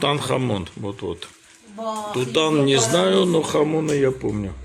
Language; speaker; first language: Russian; non-native, local second language; Armenian